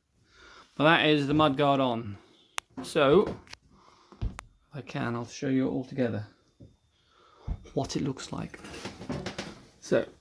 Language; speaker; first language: English; native; English